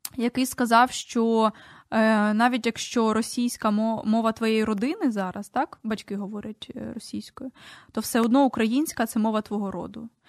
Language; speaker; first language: Ukrainian; native; Ukrainian